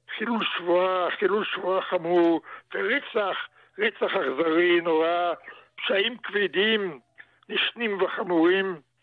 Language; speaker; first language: Hebrew; early bilingual, other home language; Russian